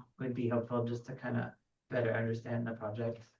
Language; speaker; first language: English; native; English